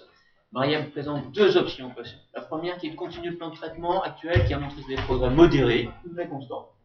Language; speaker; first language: French; native; French